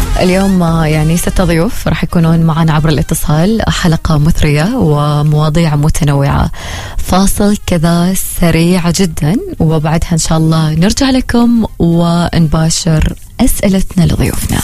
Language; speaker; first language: Arabic; native; Arabic